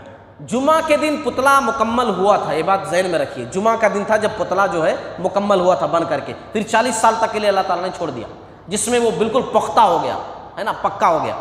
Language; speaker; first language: Urdu; native; Urdu